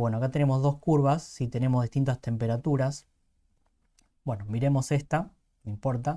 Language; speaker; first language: Spanish; native; Spanish